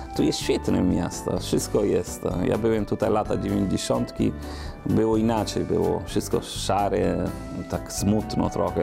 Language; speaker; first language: Polish; non-native, learner; Italian